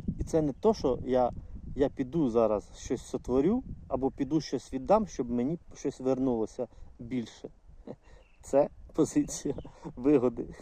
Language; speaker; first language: Ukrainian; non-native, local second language; Russian